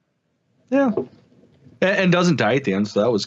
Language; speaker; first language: English; native; English